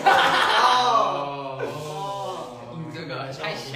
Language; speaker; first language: Chinese; non-native, fluent; Thai